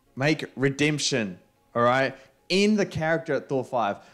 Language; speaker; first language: English; native; English